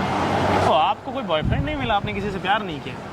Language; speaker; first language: Hindi; native; Hindi